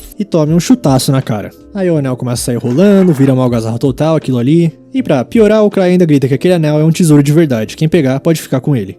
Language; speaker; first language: Portuguese; native; Portuguese